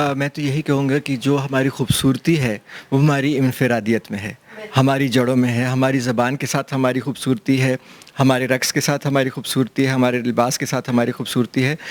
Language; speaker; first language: Urdu; non-native, local second language; Pashto